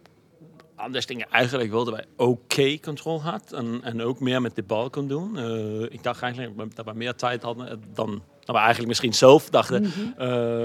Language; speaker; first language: Dutch; non-native, fluent; Danish